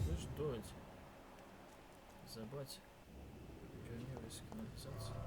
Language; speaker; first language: Russian; native; Russian